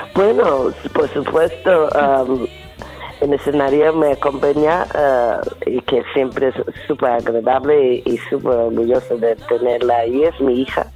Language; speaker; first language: Spanish; non-native, fluent; English